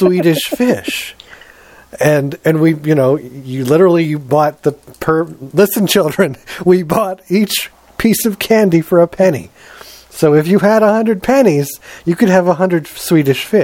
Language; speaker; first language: English; native; English